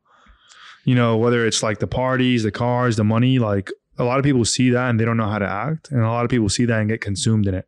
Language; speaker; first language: English; non-native, fluent; Arabic